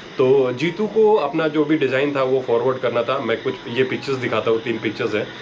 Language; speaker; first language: Hindi; non-native, local second language; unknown